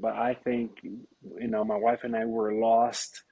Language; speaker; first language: English; non-native, fluent; Portuguese